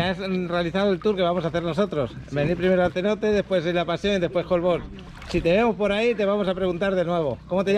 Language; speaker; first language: Spanish; native; Spanish